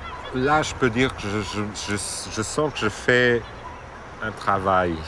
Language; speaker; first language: French; non-native, fluent; Portuguese